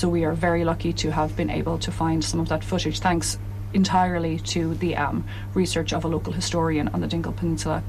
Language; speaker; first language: English; native; English